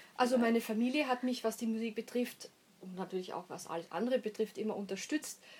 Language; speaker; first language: German; native; German